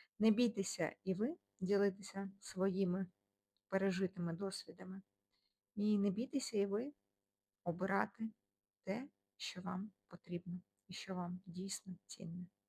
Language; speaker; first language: Ukrainian; non-native, local second language; Russian